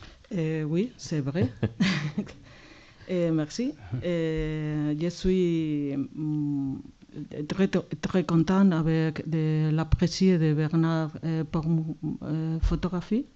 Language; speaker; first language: French; non-native, learner; Spanish